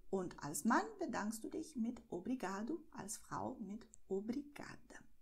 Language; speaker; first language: German; non-native, fluent; Portuguese